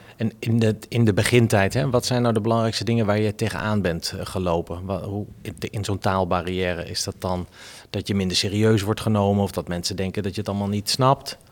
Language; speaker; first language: Dutch; native; Dutch